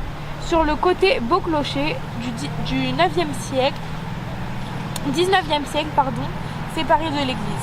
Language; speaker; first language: French; native; French